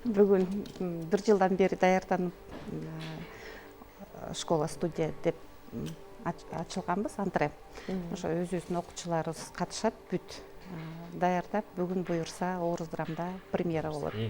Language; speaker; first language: Kyrgyz; native; Kyrgyz